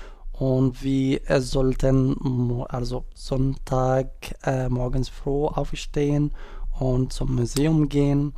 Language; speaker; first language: German; non-native, learner; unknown